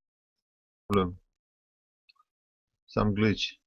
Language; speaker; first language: English; non-native, learner; Russian